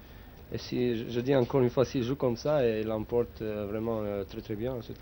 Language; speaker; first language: French; non-native, learner; Romanian